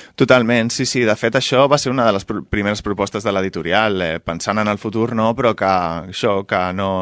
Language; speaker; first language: Catalan; non-native, local second language; Spanish